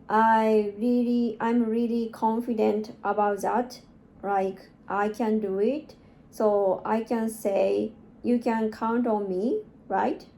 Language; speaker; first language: English; non-native, learner; Japanese